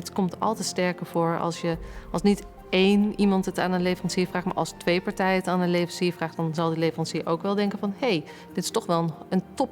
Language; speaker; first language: Dutch; native; Dutch